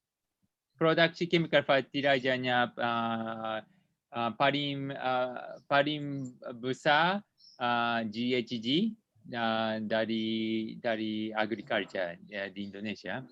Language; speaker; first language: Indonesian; non-native, learner; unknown